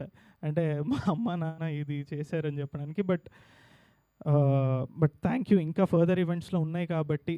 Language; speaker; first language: Telugu; native; Telugu